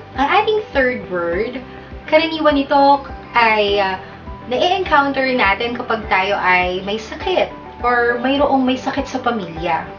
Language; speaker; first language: Filipino; native; Filipino